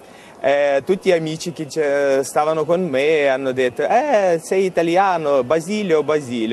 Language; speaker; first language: Italian; non-native, fluent; Ukrainian